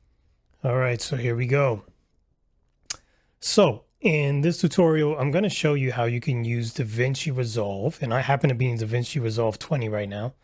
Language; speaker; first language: English; native; English